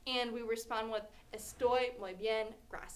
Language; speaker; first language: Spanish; non-native, learner; English